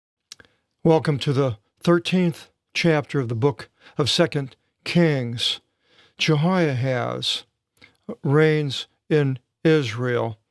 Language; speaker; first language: English; native; English